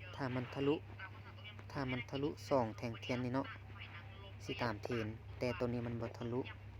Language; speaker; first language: Thai; native; Thai